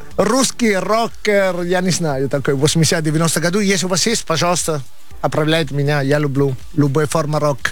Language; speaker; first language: Russian; non-native, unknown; Italian